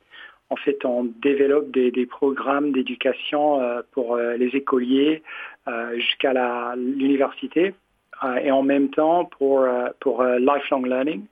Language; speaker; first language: French; non-native, fluent; English